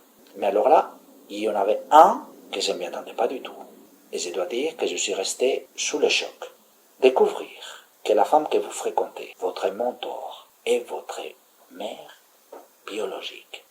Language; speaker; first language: French; native; French